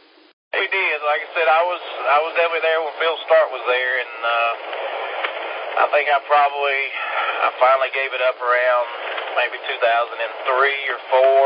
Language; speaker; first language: English; native; English